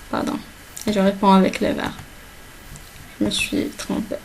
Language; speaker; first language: French; non-native, local second language; Arabic